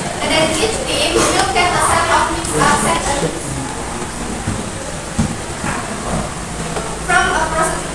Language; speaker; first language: English; non-native, fluent; Indonesian